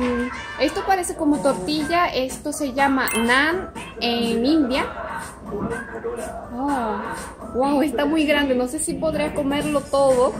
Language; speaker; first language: Spanish; non-native, fluent; Korean